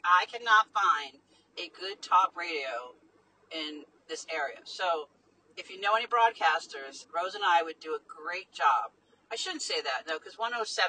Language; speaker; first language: English; native; English